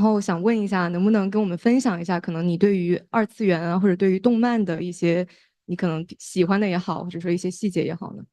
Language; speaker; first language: Chinese; native; Chinese